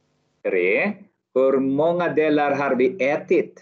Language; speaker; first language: Swedish; non-native, learner; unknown